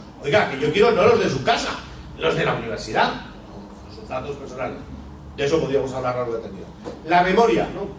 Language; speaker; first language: Spanish; native; Spanish